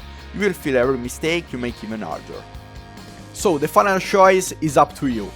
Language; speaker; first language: English; non-native, fluent; German